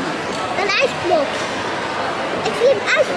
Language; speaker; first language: Dutch; early bilingual, other home language; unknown